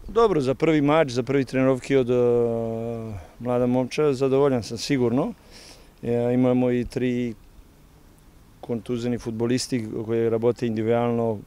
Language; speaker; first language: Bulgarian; non-native, learner; Serbian